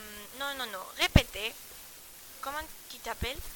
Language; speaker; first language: French; non-native, learner; Spanish